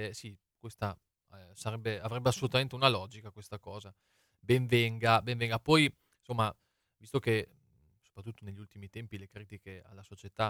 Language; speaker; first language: Italian; native; Italian